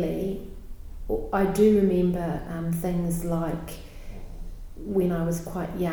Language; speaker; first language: English; native; English